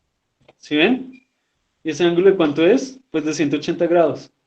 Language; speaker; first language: Spanish; native; Spanish